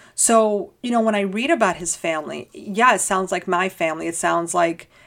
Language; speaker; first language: English; early bilingual, heritage; Spanish